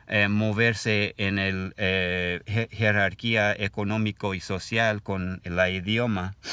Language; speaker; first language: Spanish; non-native, learner; English